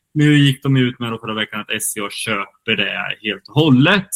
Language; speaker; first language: Swedish; native; Swedish